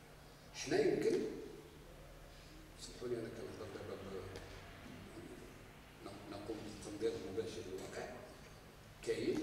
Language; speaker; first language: Arabic; native; Arabic